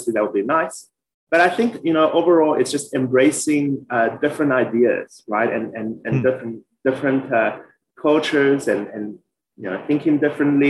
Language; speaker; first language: English; early bilingual, other home language; Chinese